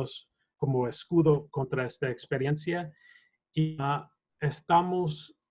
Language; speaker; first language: Spanish; non-native, fluent; English